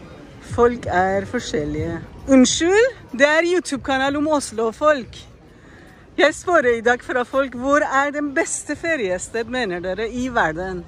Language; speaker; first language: Norwegian; non-native, learner; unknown